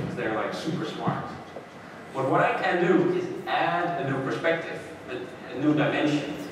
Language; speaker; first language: English; non-native, fluent; Dutch